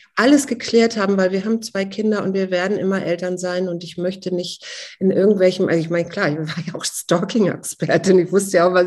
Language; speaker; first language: German; native; German